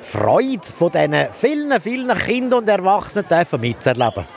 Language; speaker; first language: German; native; German